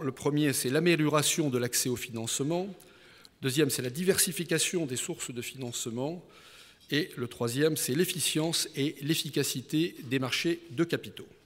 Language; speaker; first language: French; native; French